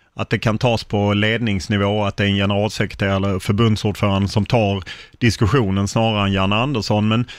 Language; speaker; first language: Swedish; native; Swedish